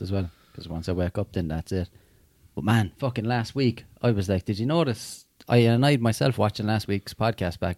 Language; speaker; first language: English; native; English